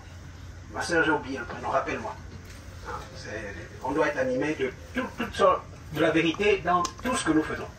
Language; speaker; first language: French; native; French